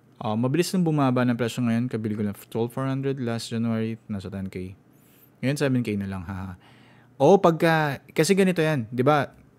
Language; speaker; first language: Filipino; non-native, local second language; Cebuano